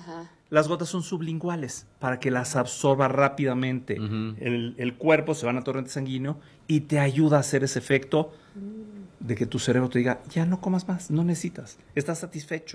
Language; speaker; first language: Spanish; native; Spanish